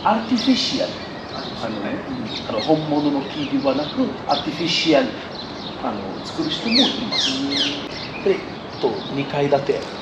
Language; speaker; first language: Japanese; non-native, learner; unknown